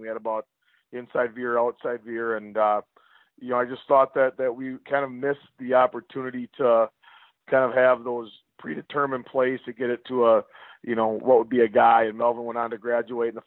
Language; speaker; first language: English; native; English